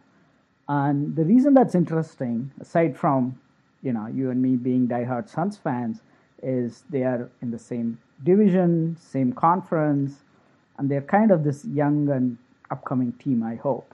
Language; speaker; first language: English; non-native, local second language; Tamil